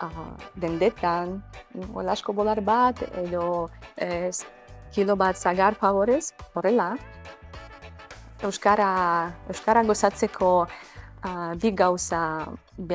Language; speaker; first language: Basque; non-native, learner; Spanish